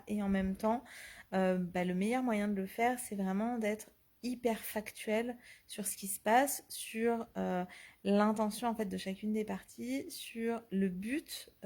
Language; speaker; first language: French; native; French